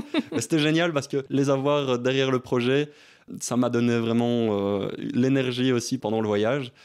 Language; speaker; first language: French; native; French